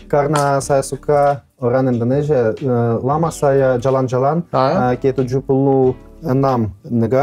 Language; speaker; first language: Indonesian; non-native, learner; Russian